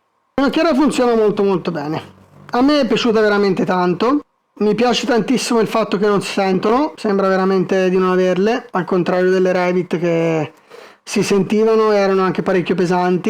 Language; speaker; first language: Italian; native; Italian